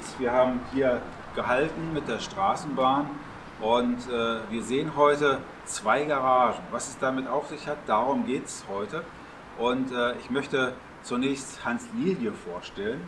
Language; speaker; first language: German; native; German